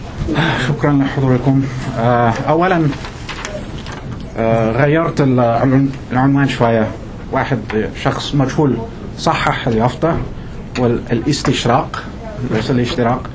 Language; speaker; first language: Arabic; non-native, fluent; English